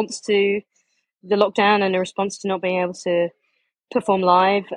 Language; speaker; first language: English; native; English